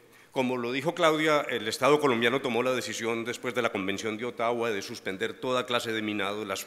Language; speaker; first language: Spanish; native; Spanish